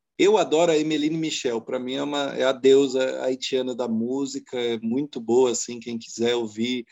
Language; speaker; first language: Portuguese; native; Portuguese